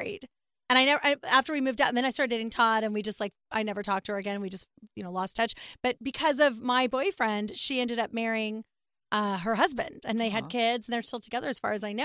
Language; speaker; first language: English; native; English